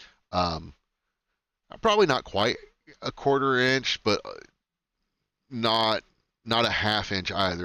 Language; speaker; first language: English; native; English